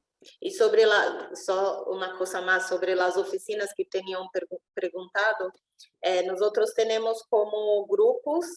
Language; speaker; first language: Spanish; non-native, learner; Portuguese